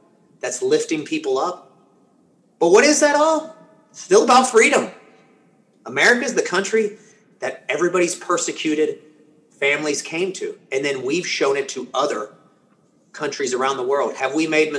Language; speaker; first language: English; early bilingual, other home language; Spanish